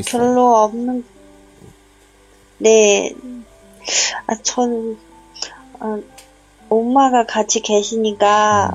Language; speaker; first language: Korean; non-native, learner; Chinese